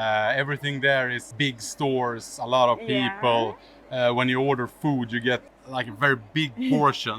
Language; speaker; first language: English; non-native, fluent; Swedish